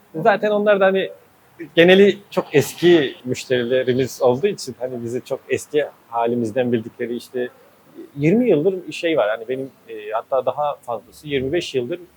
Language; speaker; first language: Turkish; native; Turkish